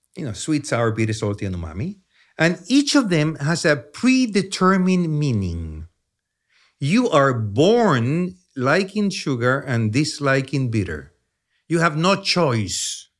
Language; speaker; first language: English; non-native, fluent; Spanish